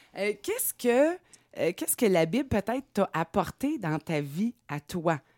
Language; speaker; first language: French; native; French